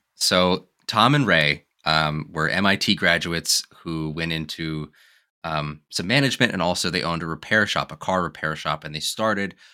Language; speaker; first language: English; native; English